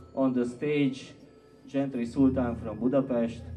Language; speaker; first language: English; non-native, learner; Hungarian